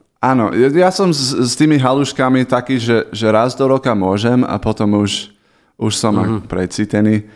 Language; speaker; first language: Slovak; non-native, fluent; English